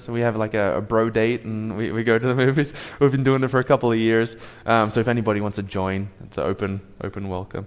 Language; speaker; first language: English; native; English